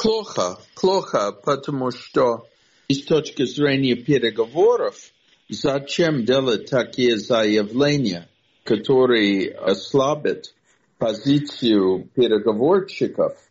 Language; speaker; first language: Russian; non-native, fluent; English